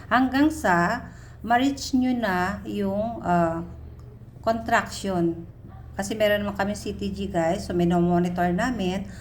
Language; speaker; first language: Filipino; native; Filipino